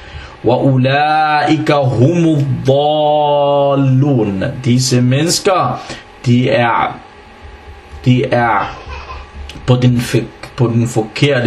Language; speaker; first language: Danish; non-native, fluent; Arabic